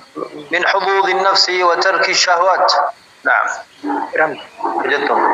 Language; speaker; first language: Arabic; non-native, fluent; Indonesian